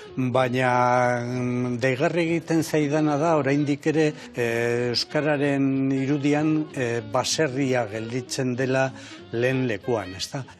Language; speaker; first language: Basque; non-native, local second language; Spanish